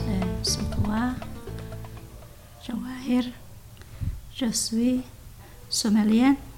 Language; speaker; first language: French; non-native, learner; Somali